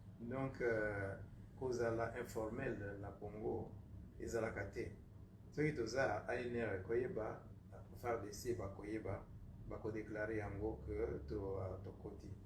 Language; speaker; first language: Lingala; non-native, fluent; Kinyarwanda